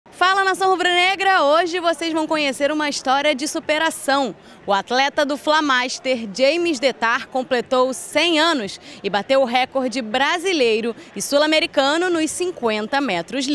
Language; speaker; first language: Portuguese; native; Portuguese